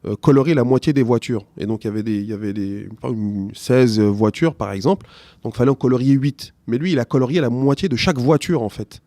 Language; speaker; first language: French; early bilingual, other home language; Arabic